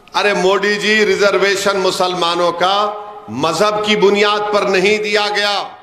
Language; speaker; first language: Urdu; native; Urdu